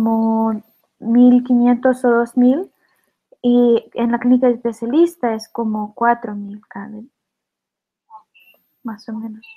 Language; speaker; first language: Spanish; non-native, learner; English